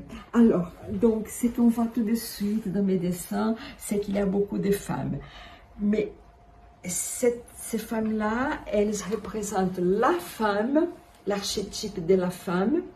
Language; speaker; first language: French; non-native, fluent; Portuguese